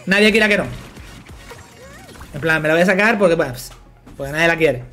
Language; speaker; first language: Spanish; native; Spanish